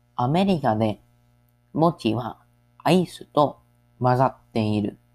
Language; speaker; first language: Japanese; non-native, learner; English